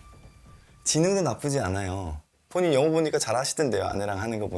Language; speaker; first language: Korean; native; Korean